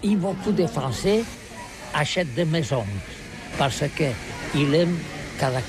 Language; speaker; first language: French; non-native, learner; Catalan